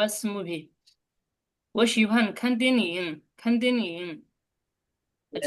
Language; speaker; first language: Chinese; non-native, fluent; Bangla